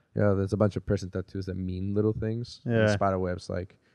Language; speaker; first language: English; early bilingual, other home language; Spanish